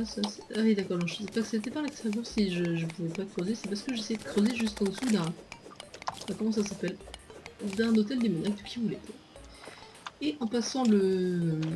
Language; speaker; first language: French; native; French